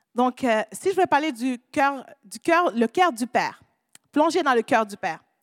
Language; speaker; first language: French; non-native, local second language; Haitian Creole